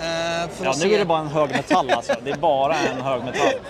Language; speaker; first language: Swedish; native; Swedish